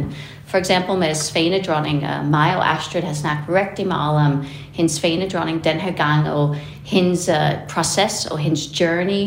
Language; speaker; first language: Danish; non-native, fluent; English